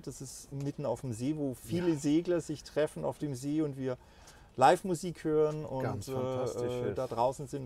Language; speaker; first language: German; native; German